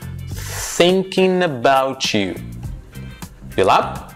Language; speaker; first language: English; non-native, fluent; Portuguese